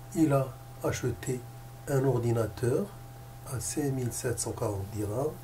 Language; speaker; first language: French; non-native, local second language; Arabic